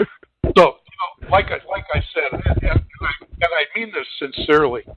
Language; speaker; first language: English; native; English